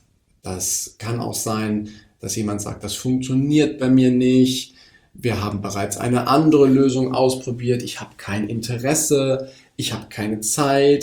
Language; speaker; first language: German; native; German